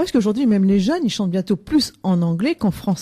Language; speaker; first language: French; native; French